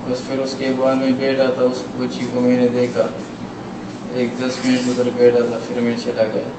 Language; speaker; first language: Hindi; non-native, local second language; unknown